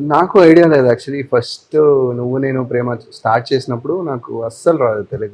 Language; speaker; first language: Telugu; non-native, fluent; Tamil